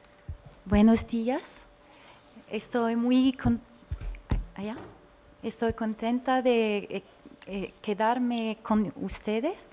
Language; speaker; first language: Spanish; non-native, learner; French